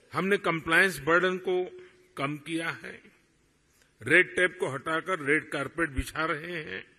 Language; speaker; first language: Hindi; non-native, local second language; Gujarati